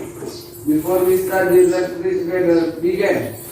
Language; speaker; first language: English; non-native, learner; Indonesian